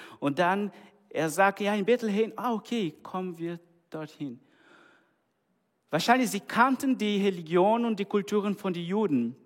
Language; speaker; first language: German; non-native, fluent; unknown